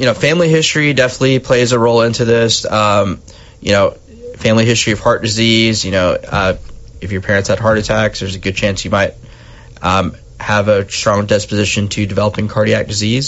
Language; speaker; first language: English; native; English